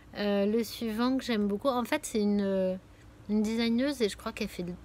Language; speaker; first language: French; native; French